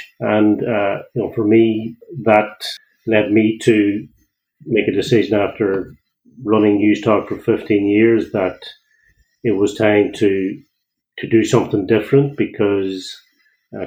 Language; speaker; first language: English; native; English